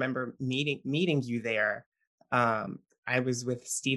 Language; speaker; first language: English; native; English